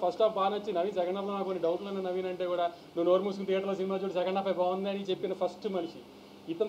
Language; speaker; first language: Telugu; native; Telugu